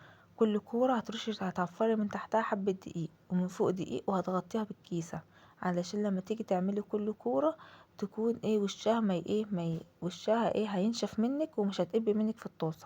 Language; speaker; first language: Arabic; native; Arabic